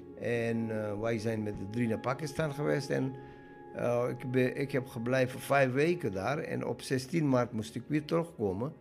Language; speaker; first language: Dutch; non-native, learner; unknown